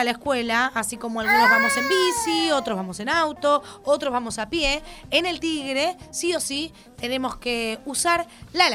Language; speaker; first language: Spanish; native; Spanish